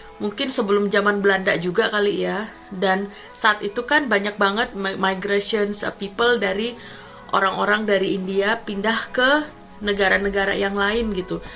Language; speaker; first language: Indonesian; native; Indonesian